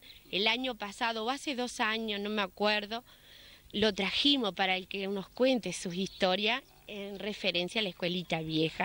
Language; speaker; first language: Spanish; native; Spanish